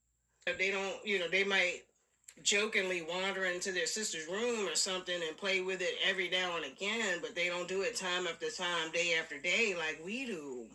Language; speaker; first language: English; native; English